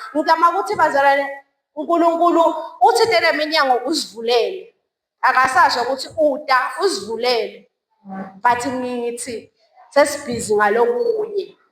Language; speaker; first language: Zulu; non-native, local second language; Swati